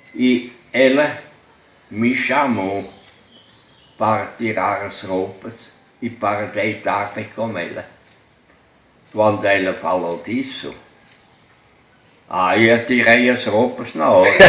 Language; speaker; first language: Portuguese; non-native, fluent; German